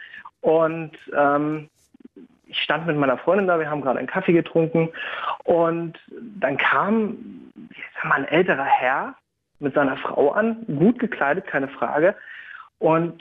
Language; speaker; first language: German; native; German